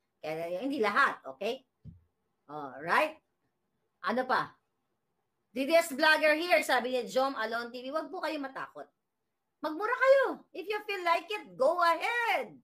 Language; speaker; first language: Filipino; native; Filipino